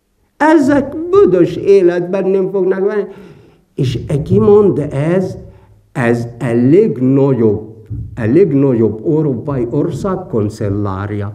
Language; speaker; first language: Hungarian; non-native, fluent; Arabic